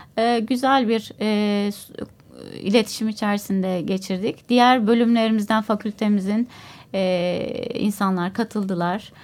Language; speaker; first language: Turkish; native; Turkish